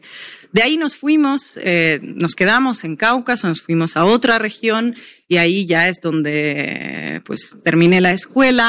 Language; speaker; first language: Spanish; non-native, fluent; Russian